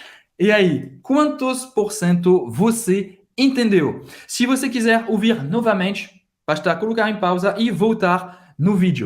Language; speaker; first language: Portuguese; non-native, fluent; French